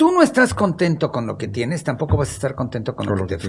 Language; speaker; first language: Spanish; native; Spanish